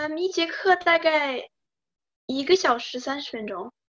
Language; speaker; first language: Chinese; early bilingual, other home language; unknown